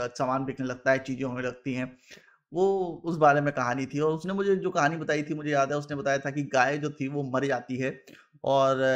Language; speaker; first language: Hindi; native; Hindi